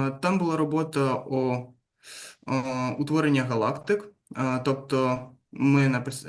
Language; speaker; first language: Ukrainian; non-native, local second language; Russian